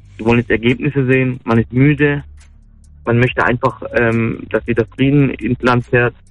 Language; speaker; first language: German; early bilingual, other home language; Turkish